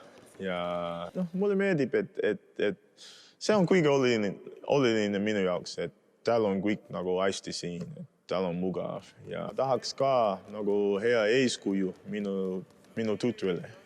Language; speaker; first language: Estonian; non-native, fluent; English